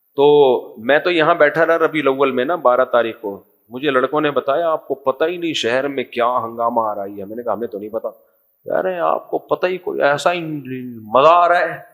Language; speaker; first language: Urdu; native; Urdu